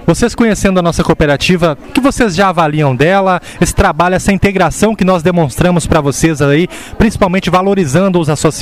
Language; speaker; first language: Portuguese; native; Portuguese